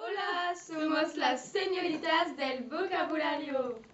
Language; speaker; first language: Spanish; non-native, learner; French